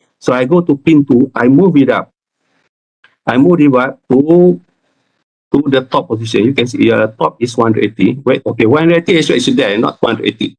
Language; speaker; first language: English; non-native, local second language; Malay